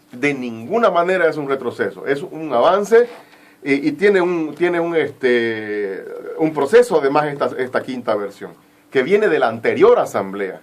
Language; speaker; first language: Spanish; native; Spanish